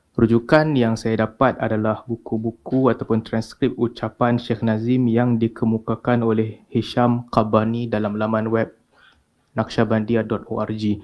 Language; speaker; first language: Malay; native; Malay